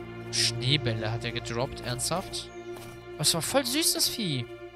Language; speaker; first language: German; native; German